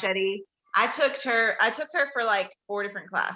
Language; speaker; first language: English; native; English